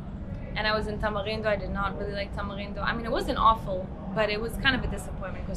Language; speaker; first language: English; early bilingual, heritage; English